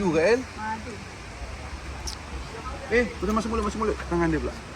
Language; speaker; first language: Malay; native; Malay